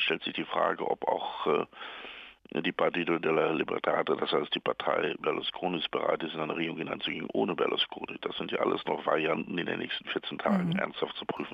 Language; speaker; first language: German; native; German